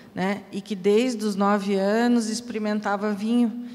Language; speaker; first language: Portuguese; native; Portuguese